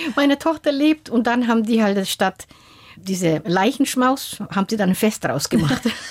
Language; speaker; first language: German; non-native, fluent; Somali